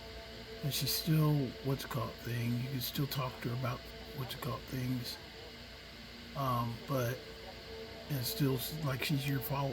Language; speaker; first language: English; native; English